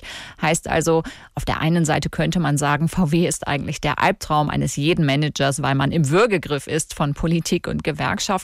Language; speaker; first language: German; native; German